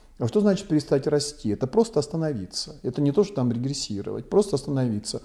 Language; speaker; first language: Russian; native; Russian